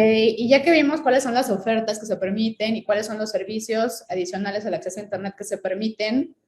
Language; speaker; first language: Spanish; native; Spanish